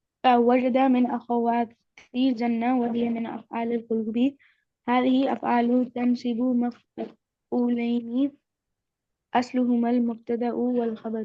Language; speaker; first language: Arabic; non-native, learner; Urdu